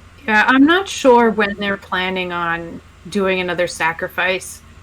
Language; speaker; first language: English; native; English